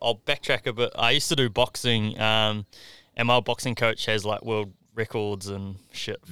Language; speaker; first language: English; native; English